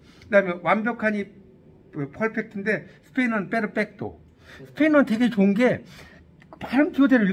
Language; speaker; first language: Korean; native; Korean